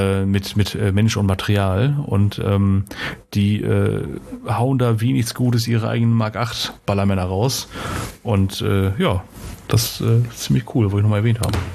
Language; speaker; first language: German; native; German